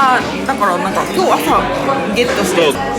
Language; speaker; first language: Japanese; native; Japanese